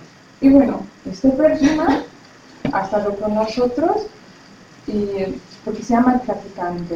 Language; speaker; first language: Spanish; non-native, fluent; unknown